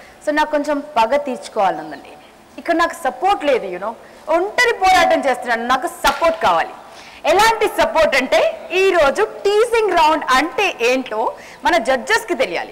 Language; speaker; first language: Telugu; native; Telugu